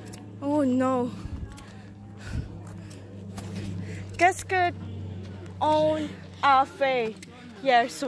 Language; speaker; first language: French; non-native, learner; English